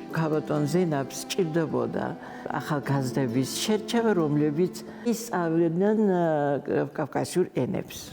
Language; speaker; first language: Georgian; non-native, fluent; Adyghe